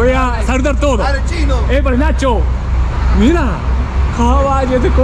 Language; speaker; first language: Spanish; non-native, learner; Japanese